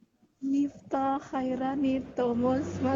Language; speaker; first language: Japanese; non-native, learner; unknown